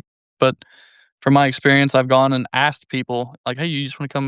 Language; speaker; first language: English; native; English